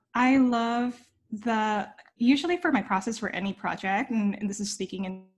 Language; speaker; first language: English; native; English